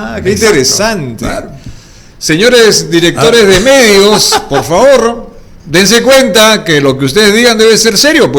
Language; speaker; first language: Spanish; native; Spanish